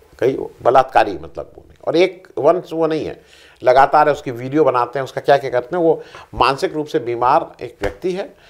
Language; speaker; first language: Hindi; native; Hindi